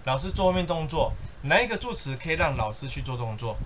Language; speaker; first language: Chinese; native; Chinese